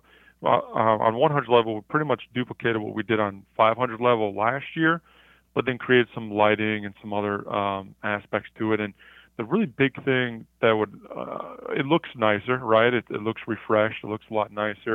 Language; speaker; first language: English; native; English